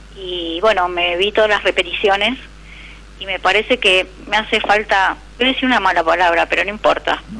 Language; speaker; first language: Spanish; native; Spanish